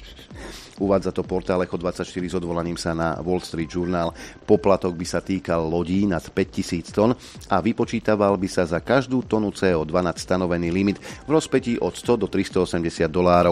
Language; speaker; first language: Slovak; native; Slovak